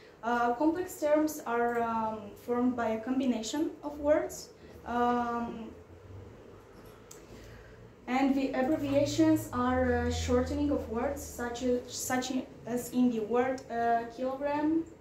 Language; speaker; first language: English; non-native, fluent; Romanian